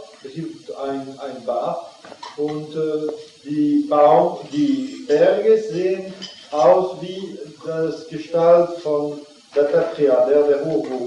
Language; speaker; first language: German; non-native, fluent; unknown